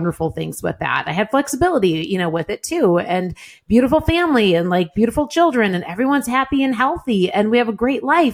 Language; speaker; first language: English; native; English